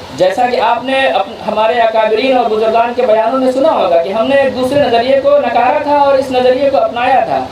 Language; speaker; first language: Urdu; native; Urdu